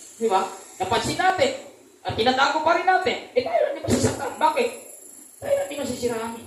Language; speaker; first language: Filipino; non-native, local second language; Cebuano